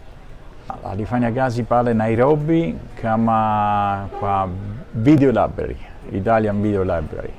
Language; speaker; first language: Swahili; non-native, learner; Italian